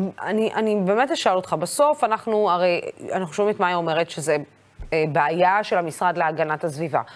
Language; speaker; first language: Hebrew; non-native, local second language; Arabic